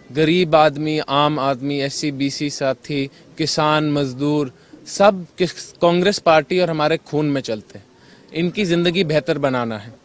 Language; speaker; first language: Hindi; native; Hindi